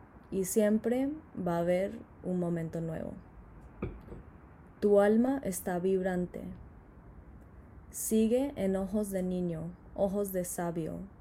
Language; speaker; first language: Spanish; early bilingual, heritage; Spanish